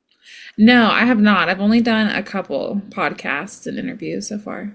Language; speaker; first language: English; native; English